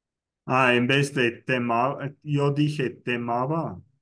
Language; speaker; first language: Spanish; non-native, fluent; English